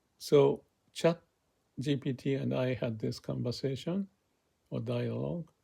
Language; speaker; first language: English; non-native, fluent; Japanese